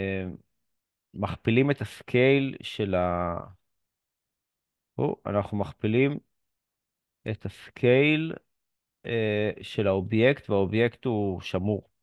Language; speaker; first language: Hebrew; native; Hebrew